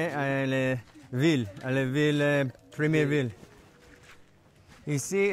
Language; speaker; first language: French; non-native, learner; English